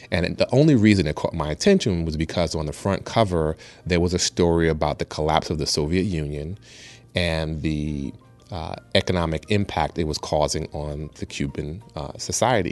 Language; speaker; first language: English; early bilingual, other home language; Spanish